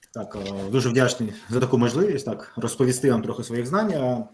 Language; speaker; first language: Ukrainian; native; Ukrainian